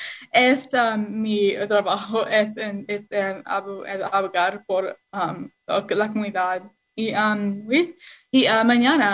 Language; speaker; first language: Spanish; non-native, learner; English